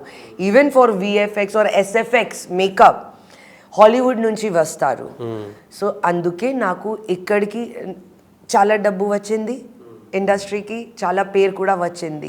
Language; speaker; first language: Telugu; non-native, learner; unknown